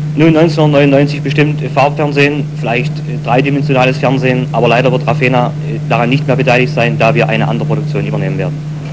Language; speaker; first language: German; native; German